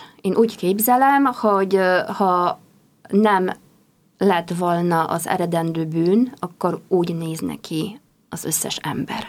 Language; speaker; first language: Hungarian; non-native, fluent; Polish